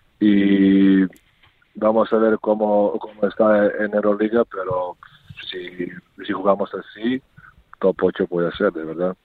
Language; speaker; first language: Spanish; non-native, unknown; Serbian